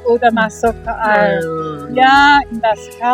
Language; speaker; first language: Indonesian; non-native, learner; English